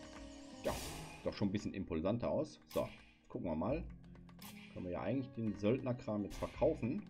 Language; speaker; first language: German; native; German